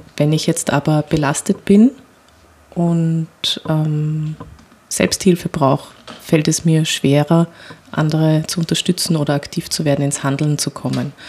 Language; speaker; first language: German; native; German